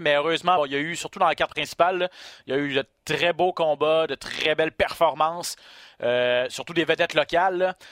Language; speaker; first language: French; native; French